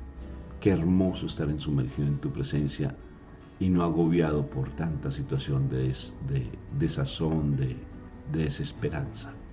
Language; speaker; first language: Spanish; native; Spanish